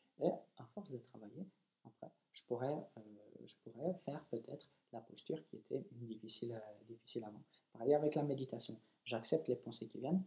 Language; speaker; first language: French; non-native, fluent; Polish